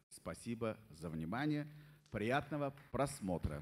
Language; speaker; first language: Russian; non-native, local second language; Persian